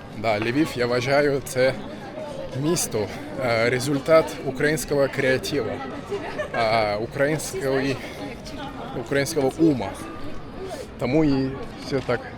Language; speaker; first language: Ukrainian; non-native, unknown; Turkish